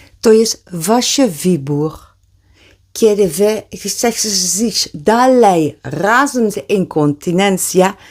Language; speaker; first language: Polish; non-native, learner; Dutch